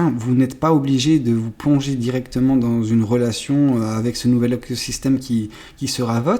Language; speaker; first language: French; native; French